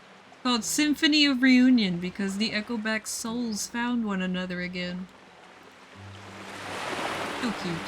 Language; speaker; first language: English; native; English